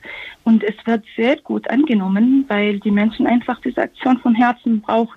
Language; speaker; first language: German; non-native, fluent; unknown